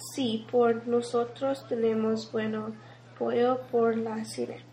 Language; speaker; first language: Spanish; non-native, learner; English